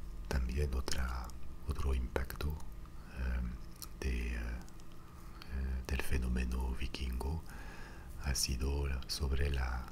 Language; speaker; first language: Spanish; non-native, fluent; French